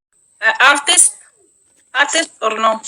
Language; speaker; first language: English; non-native, learner; Arabic